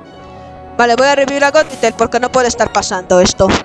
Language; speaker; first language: Spanish; native; Spanish